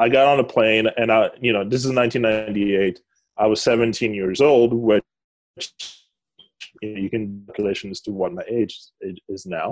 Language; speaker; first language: English; non-native, fluent; Lingala